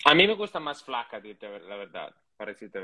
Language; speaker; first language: Spanish; non-native, fluent; Italian